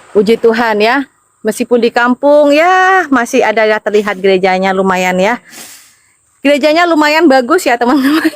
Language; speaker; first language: Indonesian; non-native, local second language; Madurese